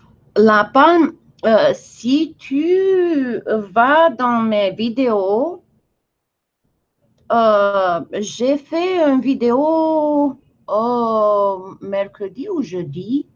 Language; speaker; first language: French; non-native, fluent; Romanian